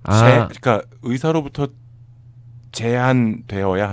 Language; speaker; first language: Korean; native; Korean